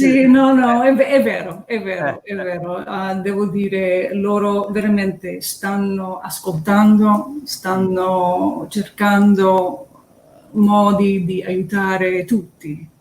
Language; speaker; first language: Italian; early bilingual, heritage; English